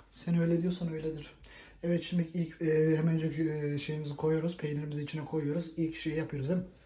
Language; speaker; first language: Turkish; early bilingual, heritage; Turkish